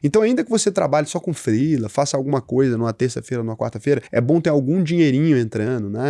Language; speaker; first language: Portuguese; native; Portuguese